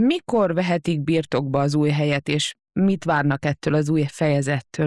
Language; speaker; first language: Hungarian; native; Hungarian